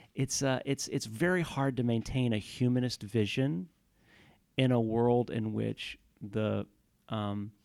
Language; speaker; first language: English; native; English